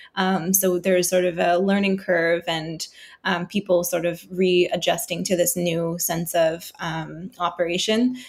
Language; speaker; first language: English; native; English